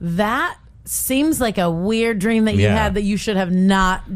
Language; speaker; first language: English; native; English